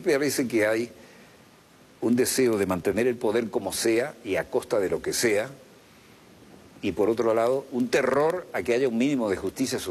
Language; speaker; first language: Spanish; native; Spanish